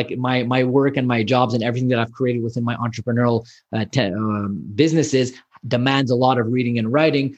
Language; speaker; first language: English; native; English